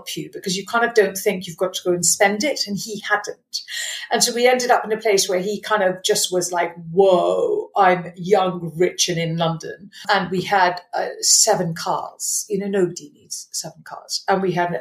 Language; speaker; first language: English; non-native, local second language; Punjabi